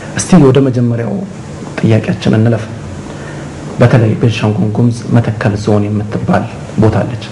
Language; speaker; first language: Amharic; native; Amharic